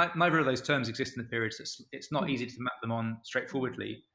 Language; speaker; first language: English; native; English